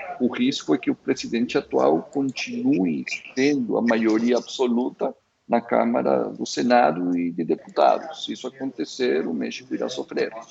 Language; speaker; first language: Portuguese; early bilingual, other home language; Spanish